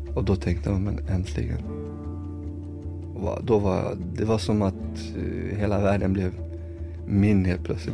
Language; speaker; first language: Swedish; early bilingual, other home language; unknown